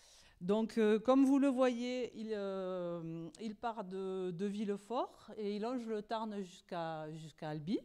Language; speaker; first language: French; native; French